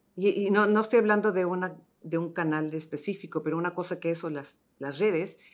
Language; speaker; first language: Spanish; native; Spanish